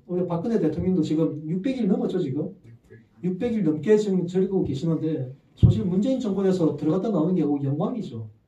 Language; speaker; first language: Korean; native; Korean